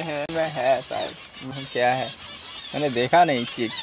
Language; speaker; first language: Hindi; non-native, local second language; Bangla